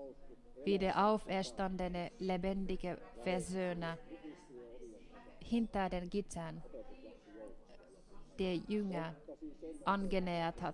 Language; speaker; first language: German; non-native, fluent; Finnish